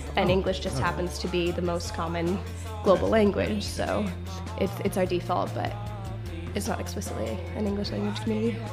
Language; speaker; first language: English; native; English